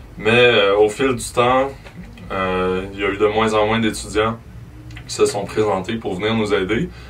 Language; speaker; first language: French; native; French